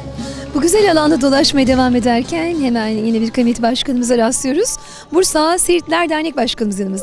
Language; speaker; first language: Turkish; native; Turkish